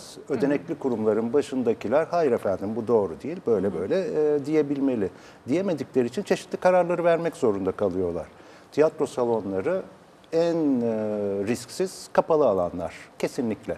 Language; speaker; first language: Turkish; native; Turkish